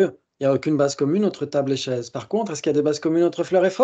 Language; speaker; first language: French; native; French